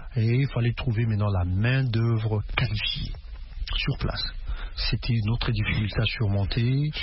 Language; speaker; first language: French; non-native, local second language; Lingala